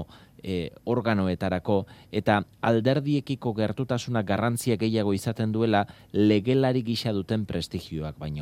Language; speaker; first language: Basque; native; Basque